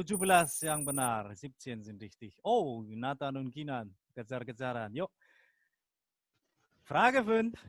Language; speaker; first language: German; non-native, fluent; Indonesian